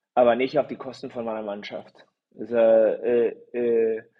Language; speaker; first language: German; early bilingual, heritage; Spanish